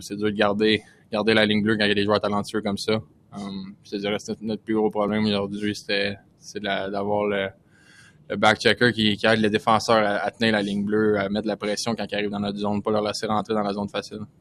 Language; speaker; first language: French; native; French